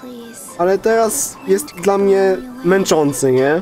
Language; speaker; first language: Polish; native; Polish